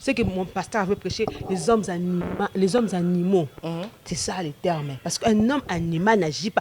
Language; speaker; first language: French; non-native, local second language; Lingala